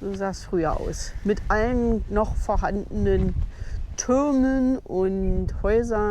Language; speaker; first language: German; native; German